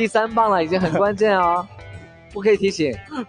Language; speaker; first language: Chinese; native; Chinese